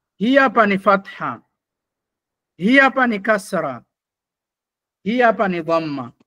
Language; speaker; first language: Swahili; native; Swahili